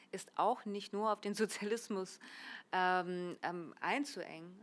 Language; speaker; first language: German; early bilingual, other home language; Russian